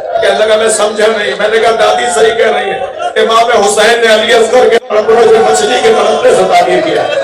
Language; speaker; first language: Urdu; non-native, local second language; Sindhi